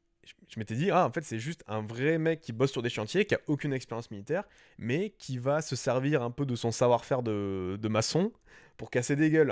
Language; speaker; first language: French; native; French